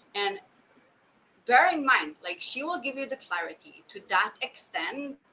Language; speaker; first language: English; non-native, fluent; Slovenian